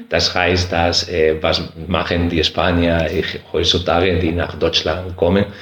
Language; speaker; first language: German; non-native, fluent; Spanish